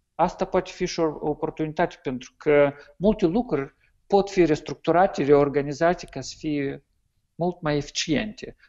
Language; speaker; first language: Romanian; native; Romanian